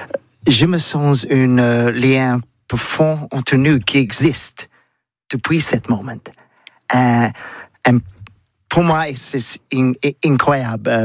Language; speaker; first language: French; non-native, learner; English